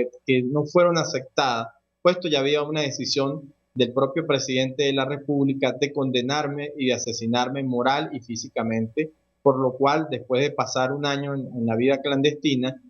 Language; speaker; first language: Spanish; native; Spanish